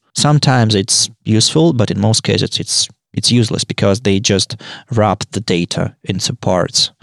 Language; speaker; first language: English; non-native, fluent; Russian